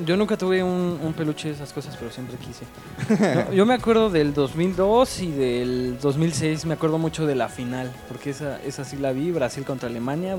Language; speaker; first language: Spanish; native; Spanish